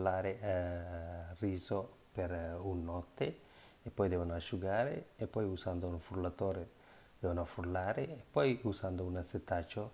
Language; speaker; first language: Italian; non-native, learner; Sinhala